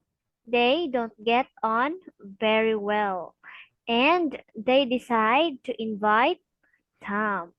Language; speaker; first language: English; non-native, learner; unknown